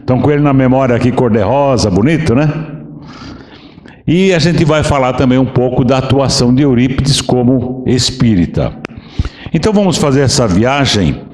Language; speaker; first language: Portuguese; native; Portuguese